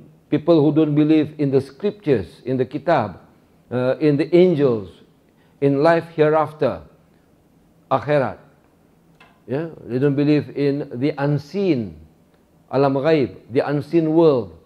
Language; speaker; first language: English; non-native, local second language; Malay